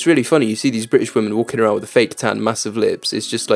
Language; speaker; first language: English; native; English